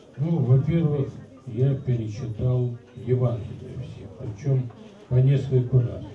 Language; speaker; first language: Russian; native; Russian